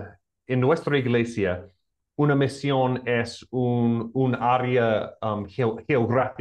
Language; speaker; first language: Spanish; non-native, learner; English